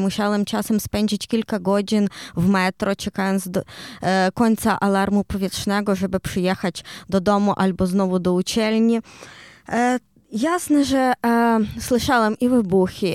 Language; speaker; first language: Polish; non-native, learner; Ukrainian